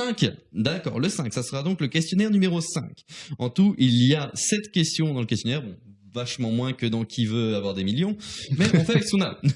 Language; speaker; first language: French; native; French